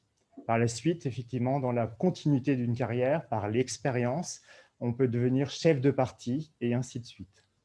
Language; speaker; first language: French; native; French